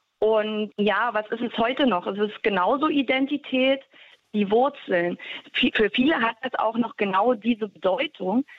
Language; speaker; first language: German; native; German